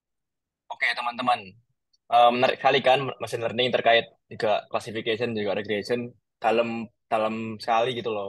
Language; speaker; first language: Indonesian; native; Indonesian